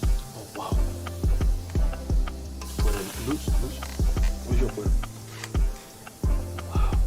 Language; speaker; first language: Spanish; non-native, learner; English